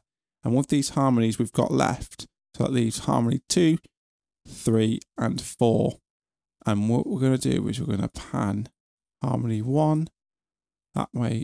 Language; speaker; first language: English; native; English